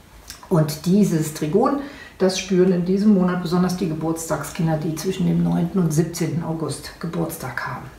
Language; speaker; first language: German; native; German